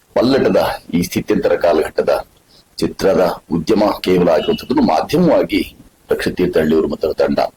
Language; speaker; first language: Kannada; native; Kannada